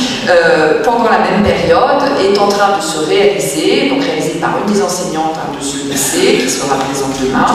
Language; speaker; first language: French; native; French